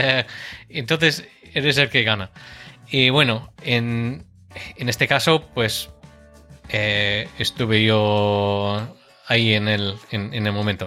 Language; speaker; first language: Spanish; non-native, fluent; English